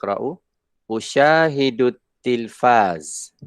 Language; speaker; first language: Arabic; non-native, fluent; Malay